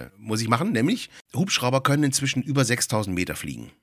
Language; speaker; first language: German; native; German